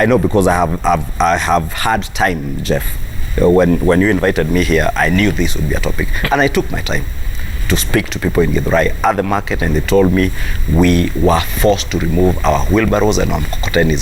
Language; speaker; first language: English; non-native, local second language; Kikuyu